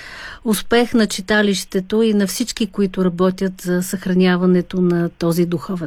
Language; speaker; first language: Bulgarian; native; Bulgarian